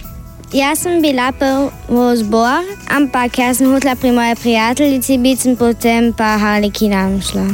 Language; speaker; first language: Slovenian; non-native, local second language; German